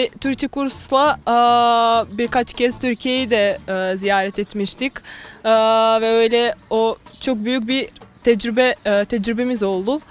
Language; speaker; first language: Turkish; non-native, fluent; Bosnian